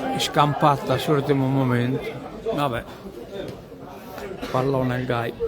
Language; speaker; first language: Italian; native; Italian